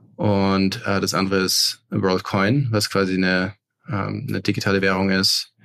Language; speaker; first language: German; native; German